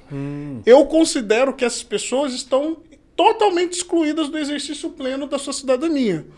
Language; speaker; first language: Portuguese; native; Portuguese